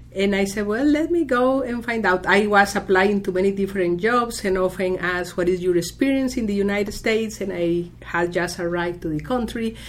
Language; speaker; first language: English; non-native, fluent; Spanish